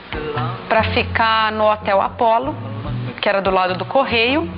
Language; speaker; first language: Portuguese; native; Portuguese